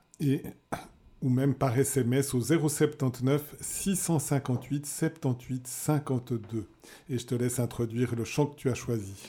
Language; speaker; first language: French; native; French